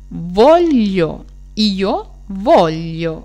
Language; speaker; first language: Italian; non-native, fluent; Sinhala